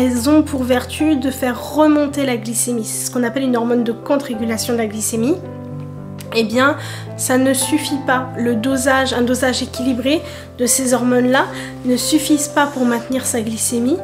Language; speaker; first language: French; native; French